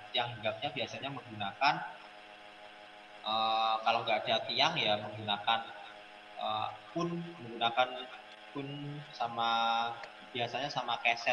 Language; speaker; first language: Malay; non-native, local second language; Javanese